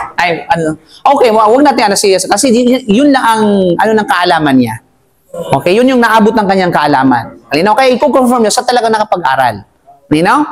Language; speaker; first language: Filipino; native; Filipino